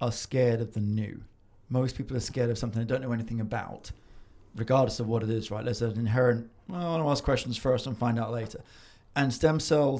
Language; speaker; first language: English; native; English